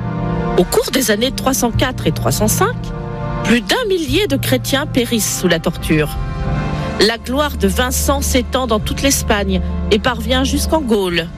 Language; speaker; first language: French; native; French